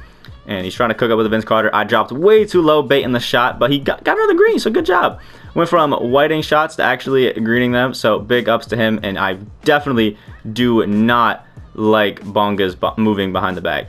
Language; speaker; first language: English; native; English